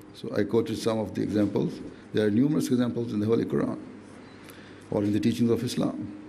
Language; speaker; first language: English; non-native, local second language; Urdu